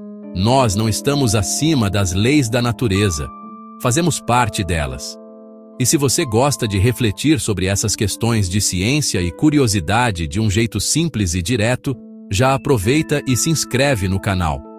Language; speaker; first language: Portuguese; native; Portuguese